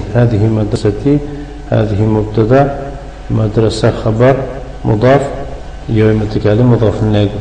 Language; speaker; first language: Arabic; non-native, fluent; Persian